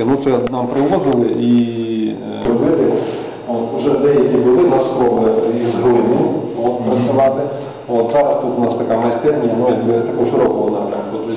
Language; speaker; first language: Ukrainian; native; Ukrainian